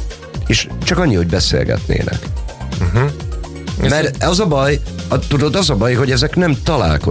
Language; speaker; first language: Hungarian; native; Hungarian